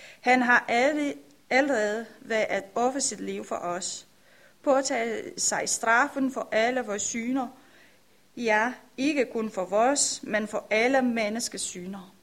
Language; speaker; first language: Danish; non-native, learner; Romanian